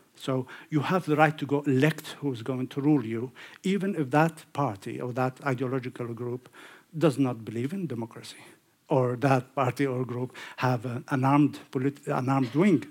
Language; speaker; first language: English; non-native, fluent; Arabic